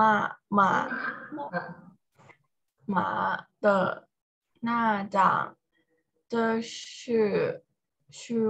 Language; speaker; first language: Chinese; non-native, learner; Thai